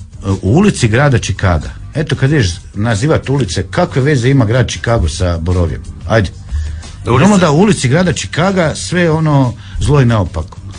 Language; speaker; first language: Croatian; native; Croatian